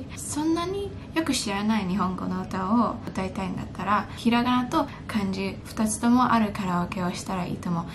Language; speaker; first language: Japanese; non-native, fluent; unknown